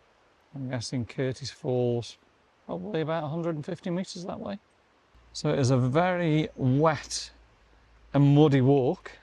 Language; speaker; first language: English; native; English